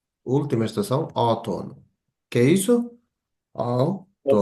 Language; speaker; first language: Portuguese; non-native, fluent; Bangla